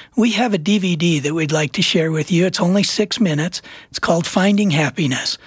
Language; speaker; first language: English; native; English